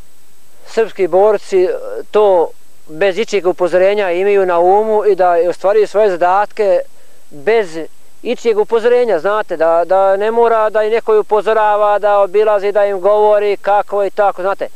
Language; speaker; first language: Croatian; native; Croatian